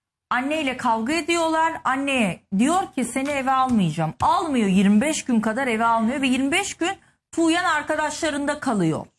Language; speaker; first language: Turkish; native; Turkish